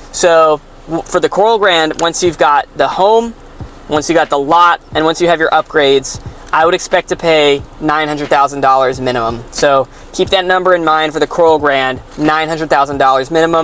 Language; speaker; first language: English; native; English